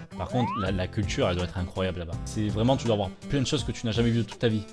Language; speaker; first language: French; native; French